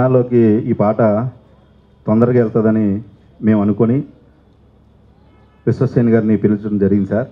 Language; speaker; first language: Telugu; native; Telugu